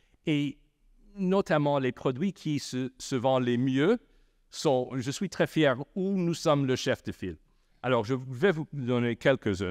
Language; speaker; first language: French; non-native, local second language; English